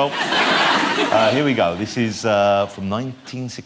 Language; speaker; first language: English; native; English